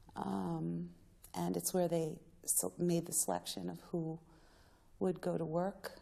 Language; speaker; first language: English; native; English